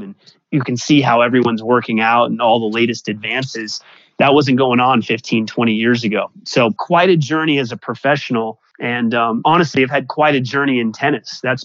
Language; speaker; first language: English; native; English